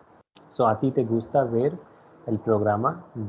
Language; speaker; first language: Spanish; non-native, fluent; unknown